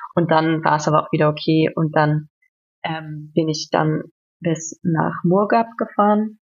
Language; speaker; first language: German; native; German